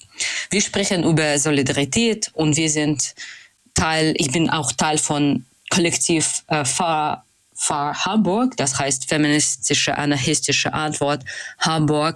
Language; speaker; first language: German; non-native, fluent; Russian